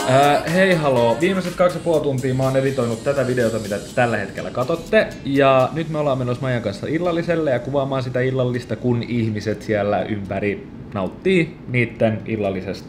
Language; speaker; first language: Finnish; native; Finnish